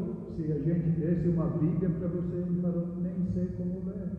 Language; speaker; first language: Portuguese; non-native, fluent; English